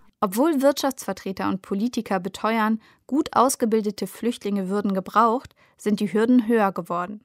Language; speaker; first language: German; native; German